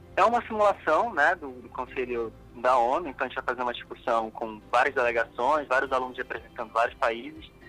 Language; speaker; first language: Portuguese; native; Portuguese